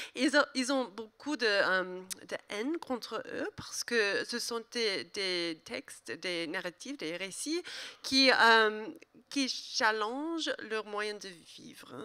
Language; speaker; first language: French; non-native, learner; English